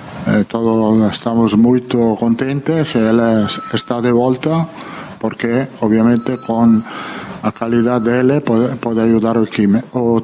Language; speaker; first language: Portuguese; non-native, fluent; Italian